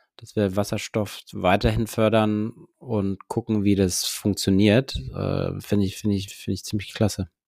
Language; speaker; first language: German; native; German